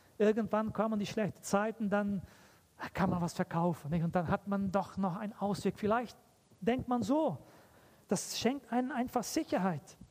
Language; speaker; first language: German; early bilingual, heritage; German